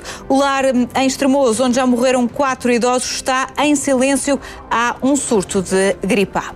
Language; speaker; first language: Portuguese; native; Portuguese